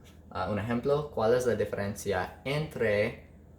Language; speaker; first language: Spanish; non-native, learner; English